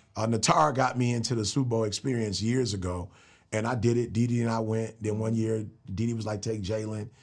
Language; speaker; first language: English; native; English